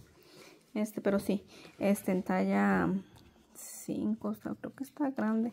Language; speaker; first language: Spanish; native; Spanish